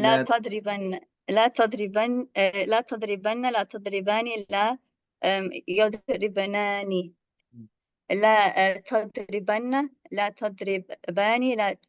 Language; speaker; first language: Arabic; non-native, learner; English